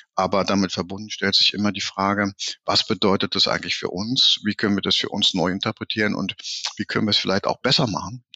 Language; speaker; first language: German; native; German